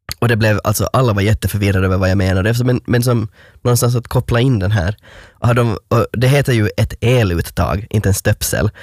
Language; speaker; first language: Swedish; native; Swedish